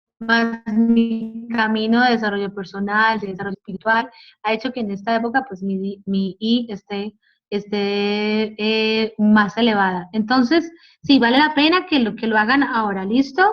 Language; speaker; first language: Spanish; native; Spanish